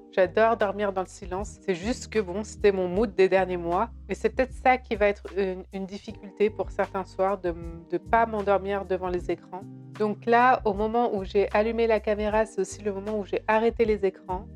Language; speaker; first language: French; native; French